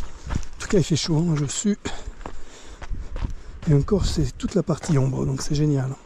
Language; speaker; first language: French; native; French